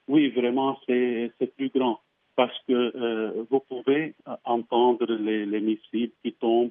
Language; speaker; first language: French; non-native, fluent; Arabic